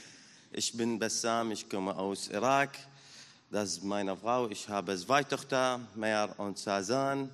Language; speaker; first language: German; non-native, learner; Arabic